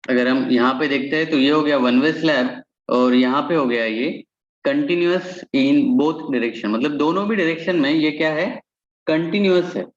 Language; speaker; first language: Hindi; non-native, local second language; Marathi